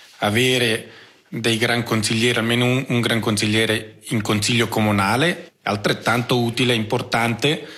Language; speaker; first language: Italian; native; Italian